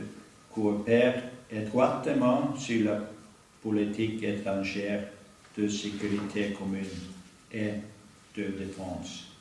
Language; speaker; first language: French; non-native, learner; Norwegian